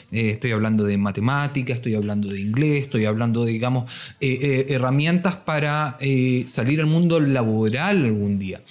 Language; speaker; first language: Spanish; native; Spanish